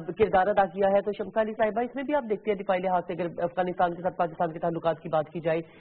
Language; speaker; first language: Urdu; native; Urdu